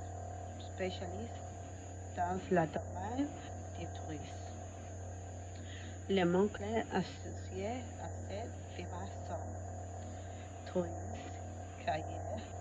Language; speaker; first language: French; non-native, learner; Spanish